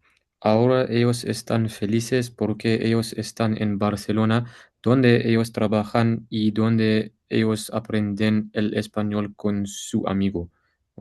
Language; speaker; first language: Spanish; non-native, learner; English